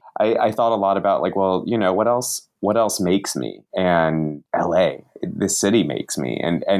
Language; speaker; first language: English; native; English